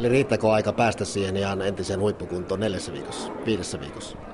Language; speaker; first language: Finnish; native; Finnish